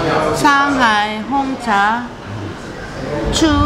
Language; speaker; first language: Chinese; non-native, learner; Korean